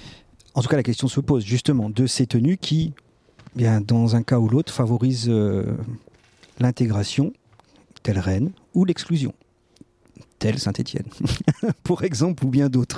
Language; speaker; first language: French; native; French